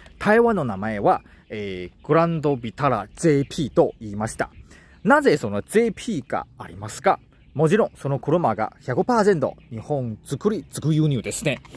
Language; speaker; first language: Japanese; non-native, learner; Chinese